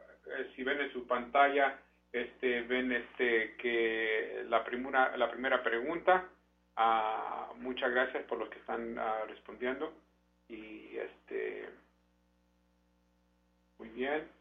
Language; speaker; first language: Spanish; early bilingual, heritage; Spanish